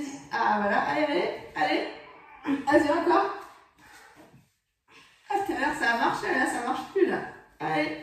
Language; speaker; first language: French; native; French